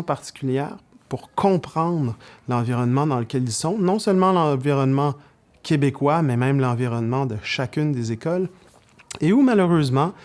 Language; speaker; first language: French; native; French